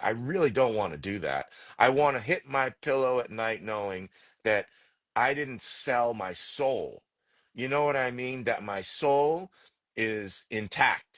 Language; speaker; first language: English; native; English